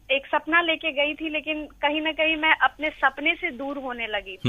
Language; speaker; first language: Hindi; native; Hindi